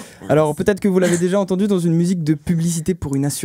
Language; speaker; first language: French; native; French